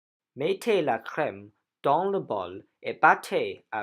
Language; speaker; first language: French; non-native, learner; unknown